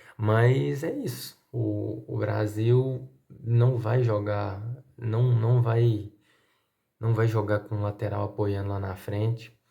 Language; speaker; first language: Portuguese; native; Portuguese